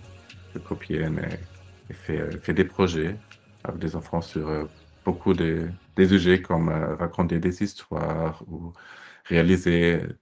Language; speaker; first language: French; non-native, fluent; German